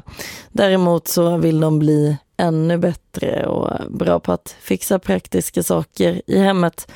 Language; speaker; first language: Swedish; native; Swedish